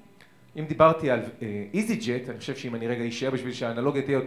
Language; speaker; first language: Hebrew; native; Hebrew